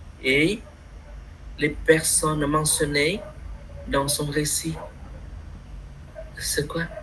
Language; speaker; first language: French; non-native, fluent; Vietnamese